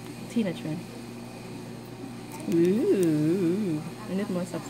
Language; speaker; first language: English; non-native, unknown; Vietnamese